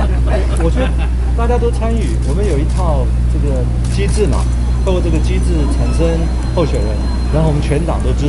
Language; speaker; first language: Chinese; native; Chinese